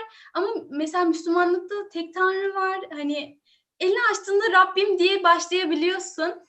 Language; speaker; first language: Turkish; native; Turkish